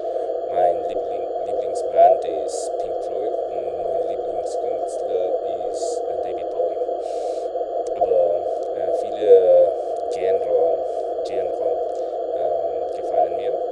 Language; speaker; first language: German; non-native, learner; Spanish